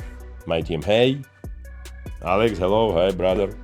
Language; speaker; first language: English; non-native, learner; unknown